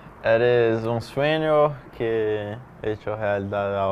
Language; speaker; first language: Spanish; non-native, learner; Portuguese